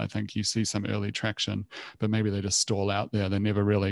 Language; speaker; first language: English; native; English